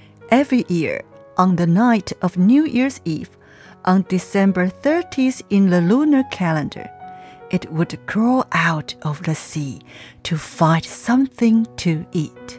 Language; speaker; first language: English; non-native, fluent; Chinese